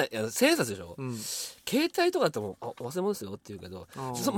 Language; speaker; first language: Japanese; native; Japanese